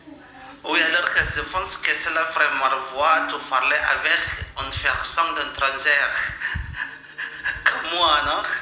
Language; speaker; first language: French; non-native, learner; Indonesian